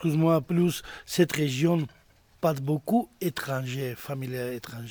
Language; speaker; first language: French; non-native, learner; Georgian